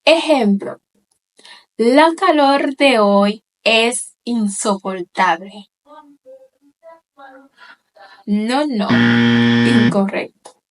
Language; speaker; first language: Spanish; non-native, fluent; Haitian Creole